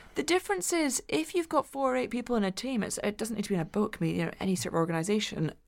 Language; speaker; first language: English; native; English